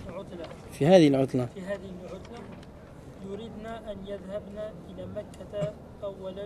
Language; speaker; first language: Arabic; non-native, learner; French